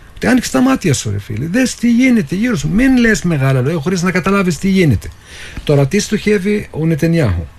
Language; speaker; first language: Greek; non-native, fluent; Arabic